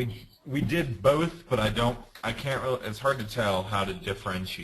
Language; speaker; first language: English; native; English